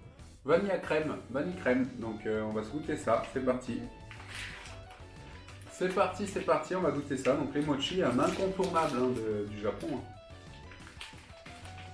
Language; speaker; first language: French; native; French